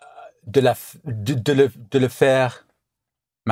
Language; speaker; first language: French; non-native, learner; English